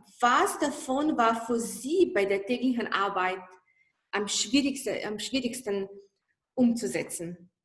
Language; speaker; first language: German; non-native, fluent; Slovenian